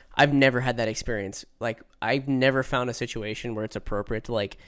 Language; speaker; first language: English; native; English